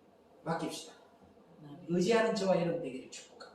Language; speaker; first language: Korean; native; Korean